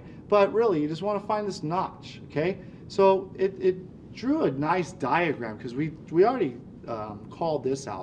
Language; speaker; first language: English; native; English